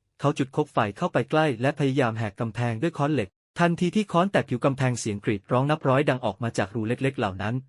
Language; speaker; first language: Thai; native; Thai